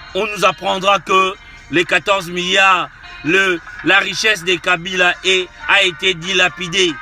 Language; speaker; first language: French; non-native, local second language; Lingala